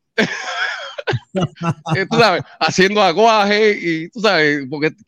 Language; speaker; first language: Spanish; native; Spanish